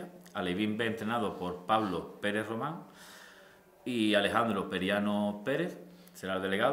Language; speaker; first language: Spanish; native; Spanish